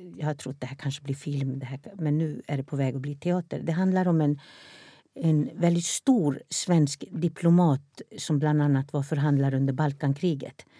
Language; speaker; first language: Swedish; non-native, local second language; Northern Sami